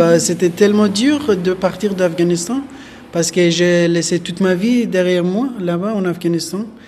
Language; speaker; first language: French; non-native, learner; Persian